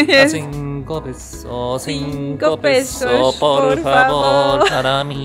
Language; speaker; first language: Spanish; non-native, learner; Japanese